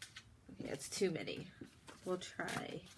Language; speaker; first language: English; native; English